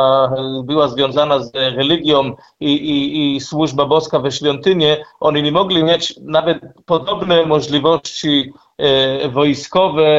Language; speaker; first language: Polish; non-native, learner; Hebrew